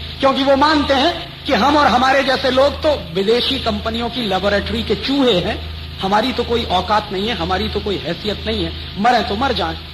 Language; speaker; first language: Hindi; native; Hindi